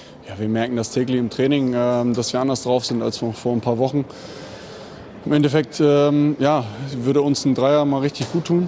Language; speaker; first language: German; native; German